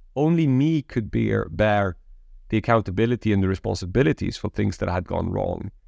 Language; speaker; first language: English; early bilingual, other home language; Polish